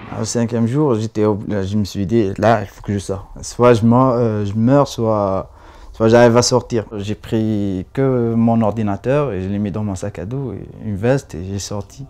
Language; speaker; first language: French; non-native, local second language; Arabic